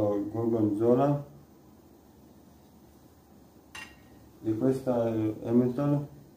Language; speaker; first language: Italian; non-native, learner; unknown